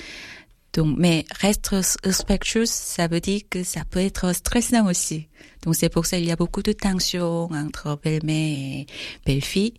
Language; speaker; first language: French; non-native, fluent; Korean